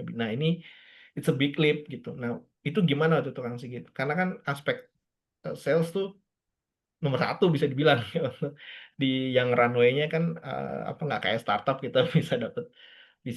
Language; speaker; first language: Indonesian; native; Indonesian